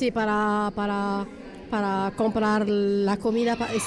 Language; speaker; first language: Spanish; non-native, learner; Arabic